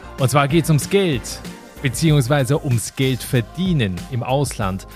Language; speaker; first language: German; native; German